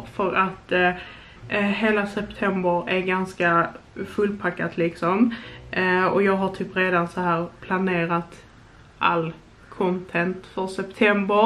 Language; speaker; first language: Swedish; native; Swedish